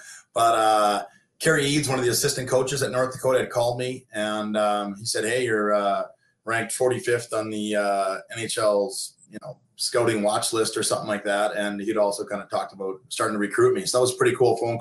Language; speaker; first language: English; native; English